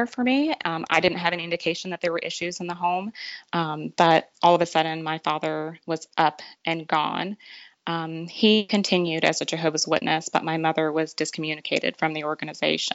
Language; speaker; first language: English; native; English